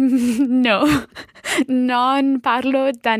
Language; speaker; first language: Italian; non-native, learner; English